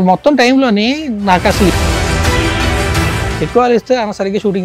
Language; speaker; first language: Telugu; native; Telugu